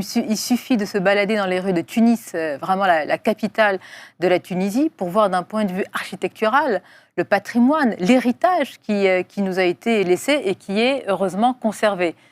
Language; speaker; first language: French; non-native, local second language; Arabic